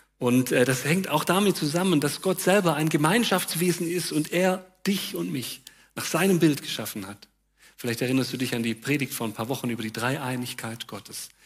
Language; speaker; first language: German; native; German